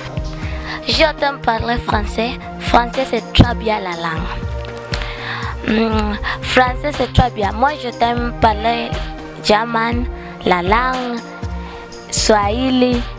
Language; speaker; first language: French; non-native, learner; Swahili